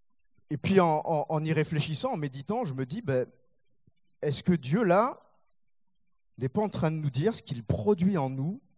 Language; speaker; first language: French; native; French